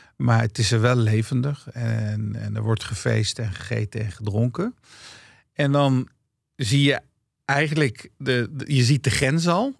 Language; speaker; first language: Dutch; early bilingual, other home language; Turkish